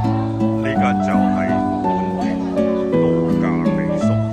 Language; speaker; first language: Chinese; native; Chinese